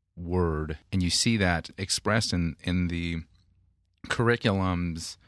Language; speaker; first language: English; native; English